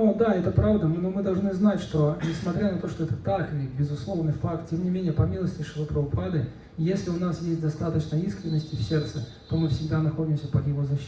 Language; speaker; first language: Russian; native; Russian